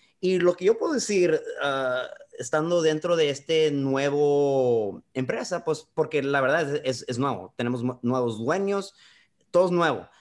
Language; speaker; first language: Spanish; early bilingual, heritage; Spanish